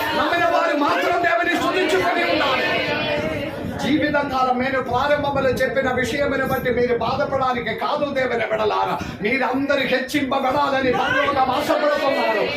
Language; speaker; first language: Telugu; non-native, local second language; Malayalam